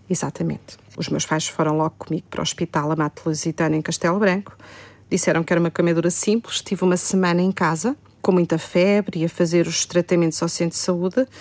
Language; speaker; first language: Portuguese; native; Portuguese